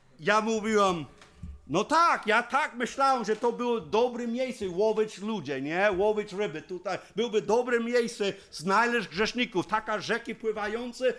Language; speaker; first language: Polish; non-native, learner; English